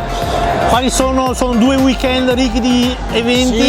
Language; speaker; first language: Italian; native; Italian